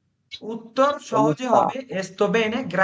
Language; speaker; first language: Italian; non-native, fluent; Bangla